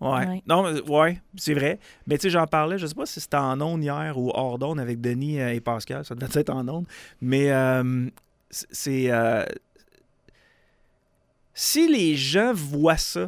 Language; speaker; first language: French; native; French